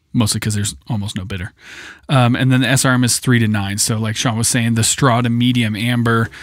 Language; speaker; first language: English; native; English